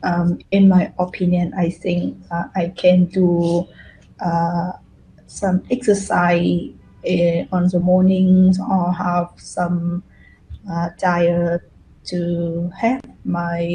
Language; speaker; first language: English; non-native, learner; Vietnamese